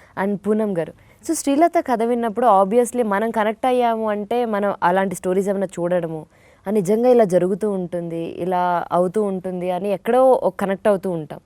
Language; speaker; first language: Telugu; native; Telugu